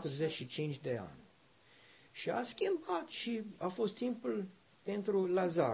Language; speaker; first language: Romanian; non-native, learner; English